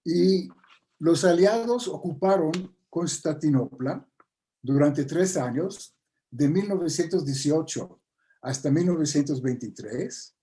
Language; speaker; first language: Spanish; non-native, fluent; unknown